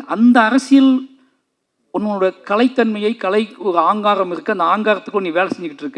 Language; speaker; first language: Tamil; native; Tamil